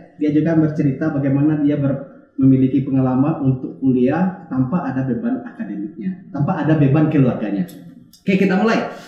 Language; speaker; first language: Indonesian; non-native, local second language; Minangkabau